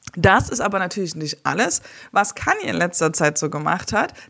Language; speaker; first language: German; native; German